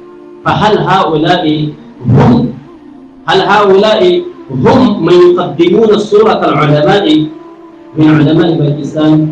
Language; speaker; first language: Arabic; non-native, fluent; Urdu